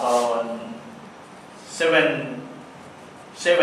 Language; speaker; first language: English; non-native, learner; Thai